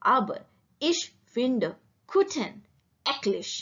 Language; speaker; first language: German; non-native, learner; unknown